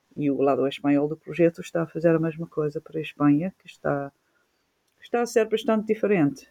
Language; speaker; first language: Portuguese; non-native, fluent; English